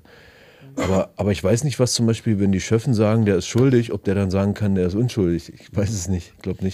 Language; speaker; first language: German; native; German